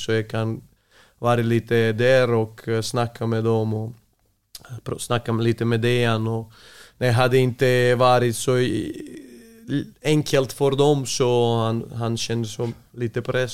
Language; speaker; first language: Swedish; non-native, fluent; Serbian